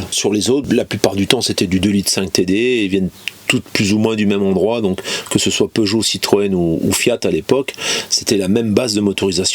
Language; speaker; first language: French; native; French